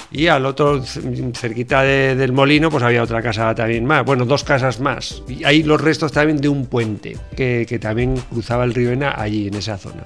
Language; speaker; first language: Spanish; native; Spanish